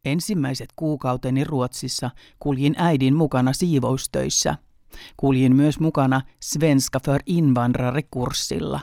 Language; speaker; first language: Finnish; early bilingual, heritage; Finnish